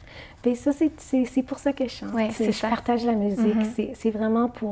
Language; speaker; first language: French; non-native, fluent; Arabic